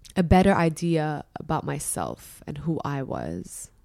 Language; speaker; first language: English; early bilingual, other home language; Arabic